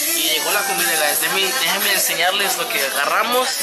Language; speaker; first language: Spanish; early bilingual, heritage; Spanish